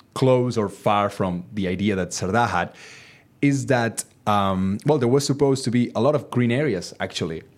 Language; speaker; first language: English; non-native, fluent; Catalan